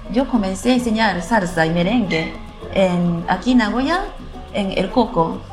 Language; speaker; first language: Spanish; non-native, learner; Japanese